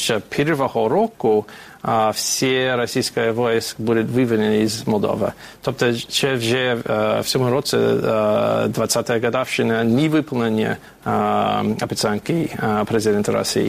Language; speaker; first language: Ukrainian; non-native, fluent; English